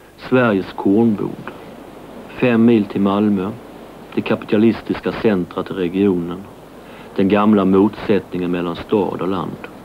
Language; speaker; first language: Swedish; native; Swedish